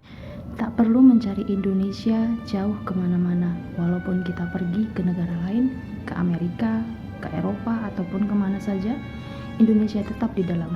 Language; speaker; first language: Indonesian; native; Indonesian